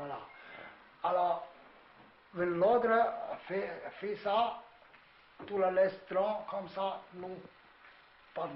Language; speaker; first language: French; non-native, learner; Chinese